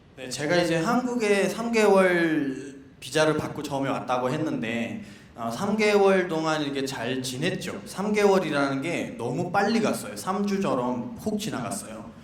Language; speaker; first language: Korean; non-native, fluent; Nepali